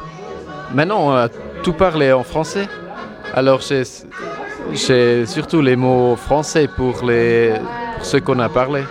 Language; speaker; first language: French; non-native, local second language; German